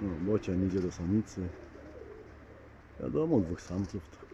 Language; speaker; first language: Polish; native; Polish